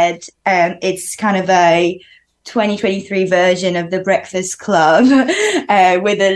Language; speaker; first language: English; non-native, fluent; French